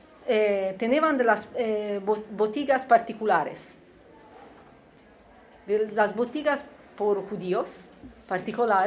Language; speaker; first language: Spanish; non-native, learner; Italian